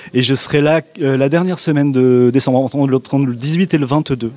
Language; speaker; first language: French; native; French